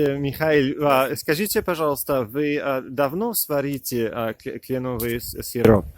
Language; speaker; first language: Russian; non-native, learner; French